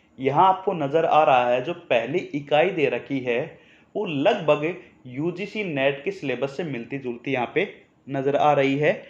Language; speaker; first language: Hindi; native; Hindi